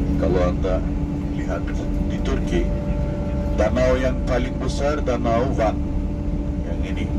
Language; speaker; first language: Indonesian; non-native, fluent; Turkish